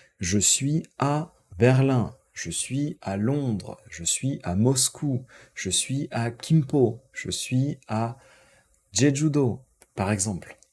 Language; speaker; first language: French; native; French